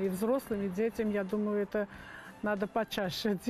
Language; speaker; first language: Russian; non-native, local second language; Armenian